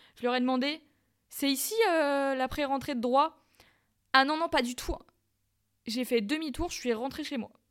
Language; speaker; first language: French; native; French